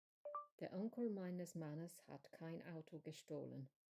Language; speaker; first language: German; non-native, learner; English